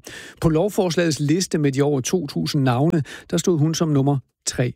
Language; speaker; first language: Danish; native; Danish